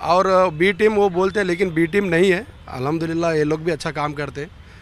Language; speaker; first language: Hindi; native; Hindi